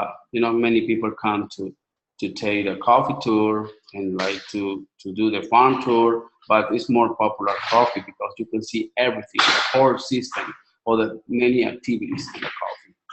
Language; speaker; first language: English; non-native, learner; Spanish